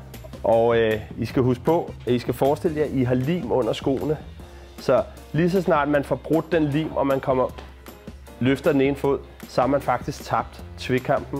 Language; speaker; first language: Danish; native; Danish